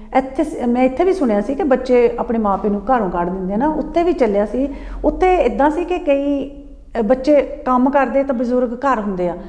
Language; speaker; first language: Punjabi; early bilingual, heritage; Punjabi